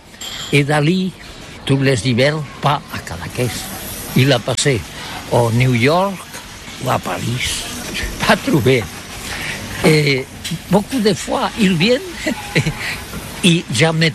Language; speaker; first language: French; non-native, learner; Catalan